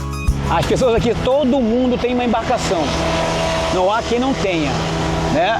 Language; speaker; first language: Portuguese; native; Portuguese